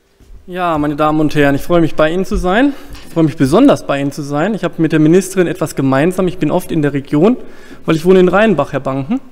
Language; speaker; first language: German; native; German